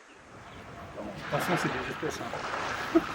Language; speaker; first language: French; native; French